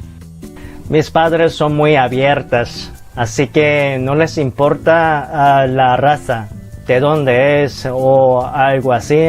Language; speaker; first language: Spanish; non-native, fluent; Korean